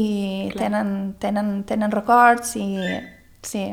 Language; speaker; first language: Catalan; early bilingual, other home language; Swedish